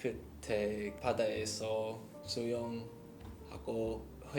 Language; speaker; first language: Korean; non-native, learner; English